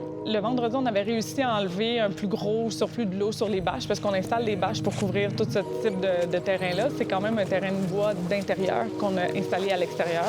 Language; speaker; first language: French; native; French